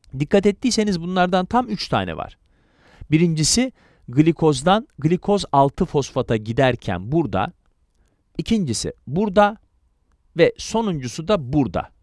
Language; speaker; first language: Turkish; native; Turkish